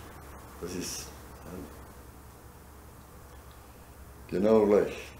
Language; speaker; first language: German; non-native, learner; Bosnian